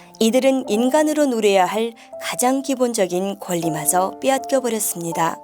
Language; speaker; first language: Korean; native; Korean